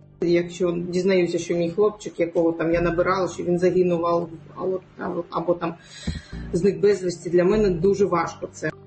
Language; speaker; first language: Ukrainian; non-native, local second language; Crimean Tatar